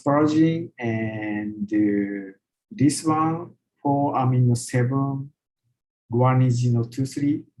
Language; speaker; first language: English; non-native, fluent; Japanese